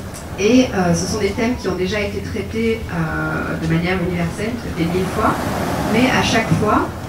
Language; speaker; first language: French; native; French